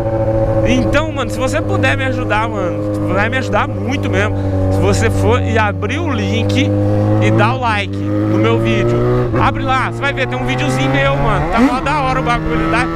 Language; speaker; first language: Portuguese; native; Portuguese